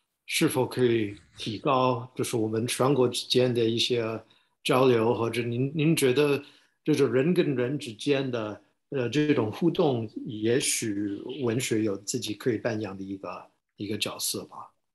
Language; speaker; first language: Chinese; non-native, fluent; English